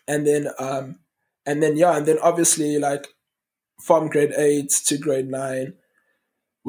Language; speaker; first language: English; native; English